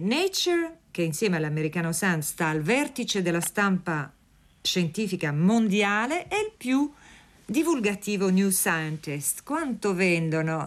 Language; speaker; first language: Italian; native; Italian